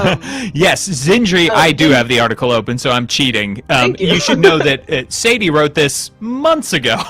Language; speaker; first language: English; native; English